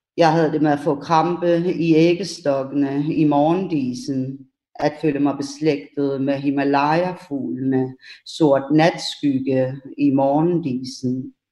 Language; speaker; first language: Danish; early bilingual, other home language; Persian